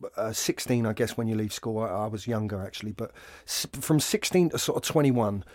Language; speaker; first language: English; native; English